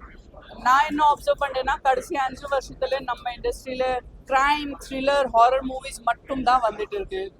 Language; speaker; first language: Tamil; non-native, fluent; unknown